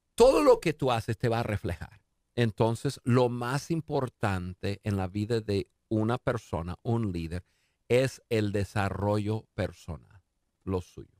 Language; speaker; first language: Spanish; non-native, fluent; English